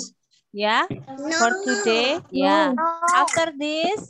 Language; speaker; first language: English; non-native, fluent; Indonesian